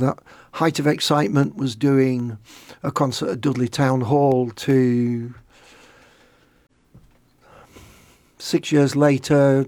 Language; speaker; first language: English; native; English